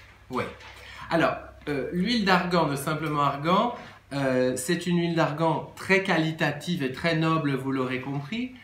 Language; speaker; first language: French; native; French